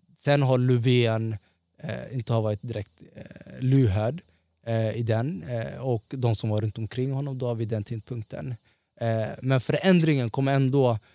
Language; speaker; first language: Swedish; early bilingual, other home language; Somali